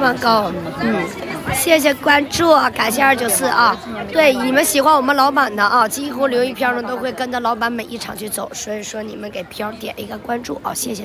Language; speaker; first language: Chinese; native; Chinese